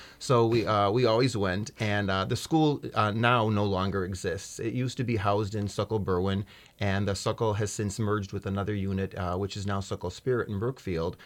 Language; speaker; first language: English; early bilingual, other home language; Czech